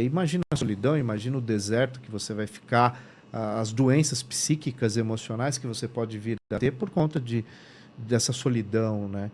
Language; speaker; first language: Portuguese; native; Portuguese